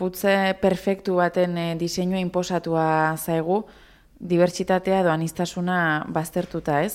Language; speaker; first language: Basque; native; Basque